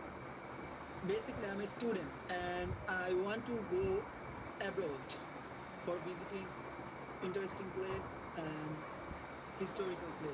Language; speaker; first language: English; non-native, learner; Bangla